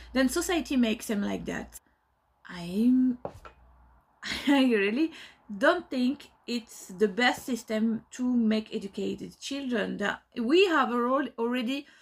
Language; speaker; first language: English; non-native, learner; French